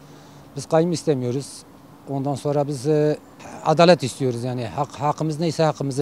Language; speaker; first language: Turkish; non-native, local second language; Kurdish